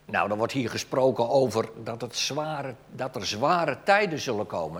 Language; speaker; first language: Dutch; native; Dutch